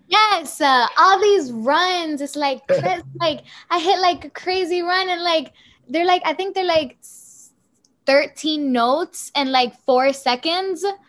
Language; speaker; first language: English; early bilingual, other home language; Spanish